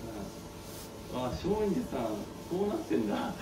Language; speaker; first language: Japanese; native; Japanese